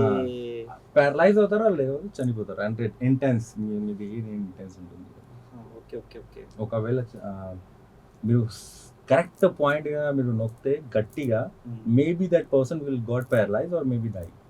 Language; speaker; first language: Telugu; non-native, local second language; Hindi